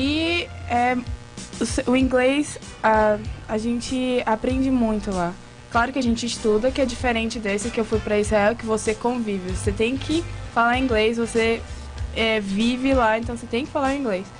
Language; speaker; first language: Portuguese; early bilingual, other home language; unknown